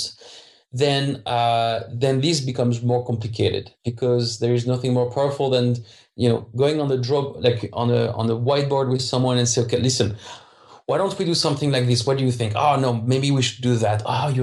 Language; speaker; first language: English; non-native, fluent; French